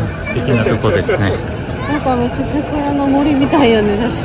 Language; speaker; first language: Japanese; non-native, fluent; Georgian